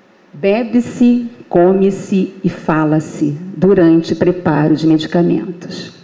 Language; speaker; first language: Portuguese; native; Portuguese